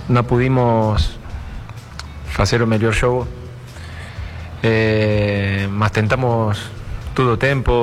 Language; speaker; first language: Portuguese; non-native, learner; Spanish